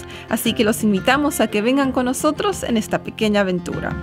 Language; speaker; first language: Spanish; native; Spanish